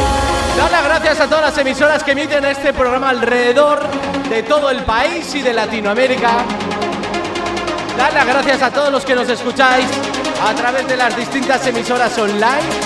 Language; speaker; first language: Spanish; native; Spanish